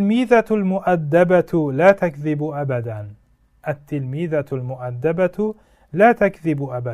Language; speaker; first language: Arabic; non-native, fluent; Uzbek